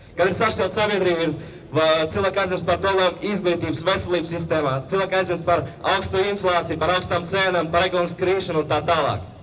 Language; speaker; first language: Latvian; non-native, local second language; Russian